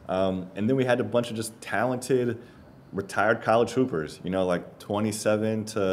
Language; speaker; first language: English; native; English